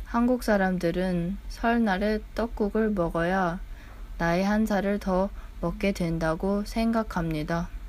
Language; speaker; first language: Korean; non-native, learner; English